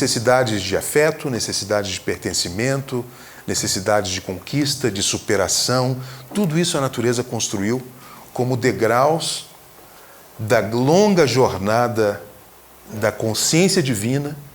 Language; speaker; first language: Portuguese; native; Portuguese